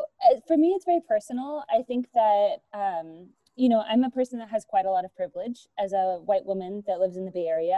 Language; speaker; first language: English; native; English